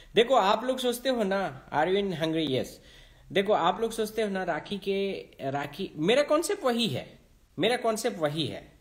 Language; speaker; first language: Hindi; native; Hindi